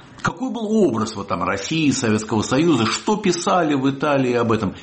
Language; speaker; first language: Russian; native; Russian